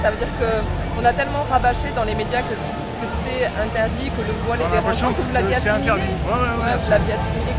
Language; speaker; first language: French; native; French